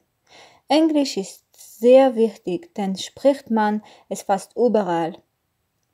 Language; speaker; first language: German; non-native, learner; Armenian